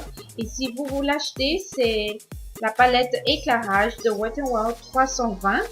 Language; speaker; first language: French; non-native, learner; Spanish